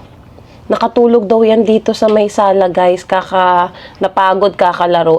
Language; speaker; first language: Filipino; native; Filipino